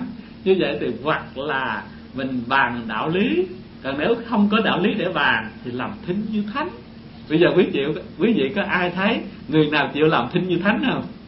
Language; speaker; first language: Vietnamese; native; Vietnamese